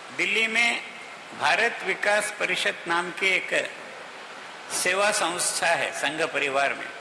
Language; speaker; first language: Hindi; non-native, local second language; Kannada